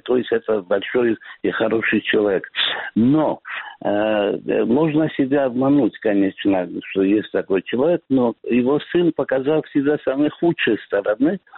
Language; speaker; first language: Russian; non-native, local second language; Georgian